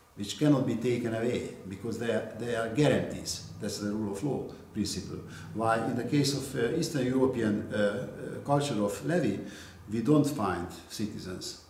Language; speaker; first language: English; non-native, fluent; Hungarian